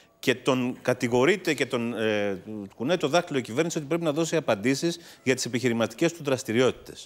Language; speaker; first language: Greek; native; Greek